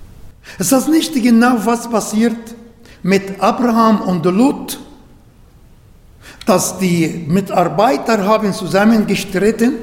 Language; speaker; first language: German; non-native, learner; Arabic